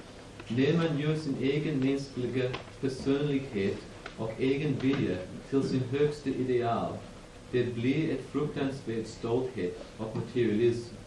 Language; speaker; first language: Swedish; non-native, fluent; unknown